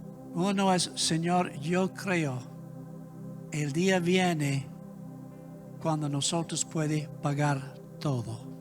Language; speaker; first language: Spanish; non-native, learner; English